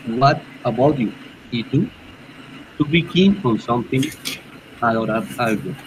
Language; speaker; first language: English; non-native, learner; Spanish